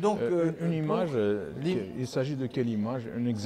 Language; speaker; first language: French; non-native, learner; Azerbaijani